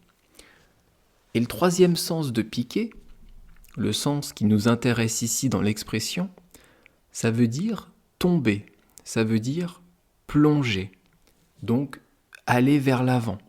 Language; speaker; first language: French; native; French